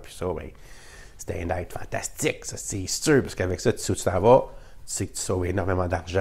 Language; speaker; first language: French; native; French